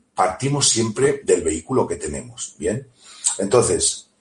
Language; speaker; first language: Spanish; native; Spanish